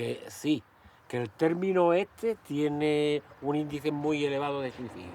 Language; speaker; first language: Spanish; native; Spanish